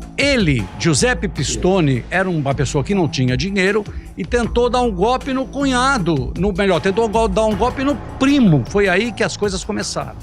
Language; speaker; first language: Portuguese; early bilingual, other home language; Italian